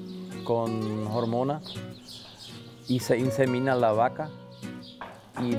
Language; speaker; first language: Spanish; non-native, local second language; German